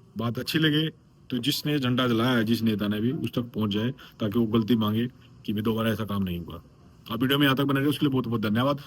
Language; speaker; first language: Hindi; native; Hindi